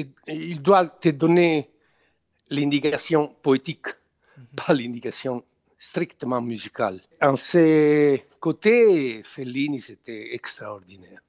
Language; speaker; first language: French; non-native, fluent; Italian